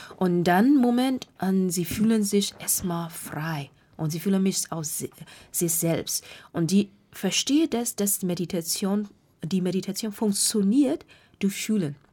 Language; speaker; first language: German; non-native, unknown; Burmese